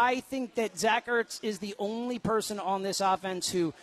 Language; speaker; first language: English; native; English